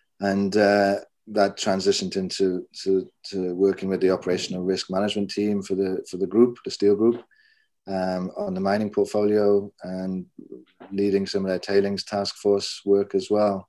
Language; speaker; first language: English; native; English